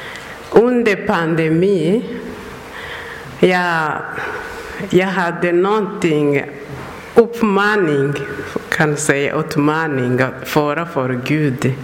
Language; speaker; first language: Swedish; non-native, learner; Persian